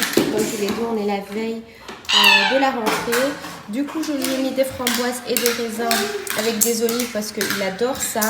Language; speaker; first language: French; native; French